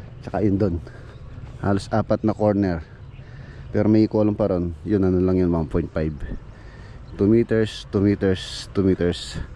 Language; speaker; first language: Filipino; non-native, local second language; Pampanga